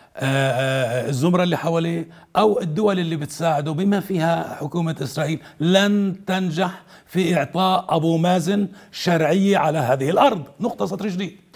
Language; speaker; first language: Arabic; native; Arabic